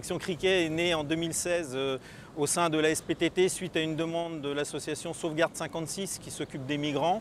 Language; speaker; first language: French; native; French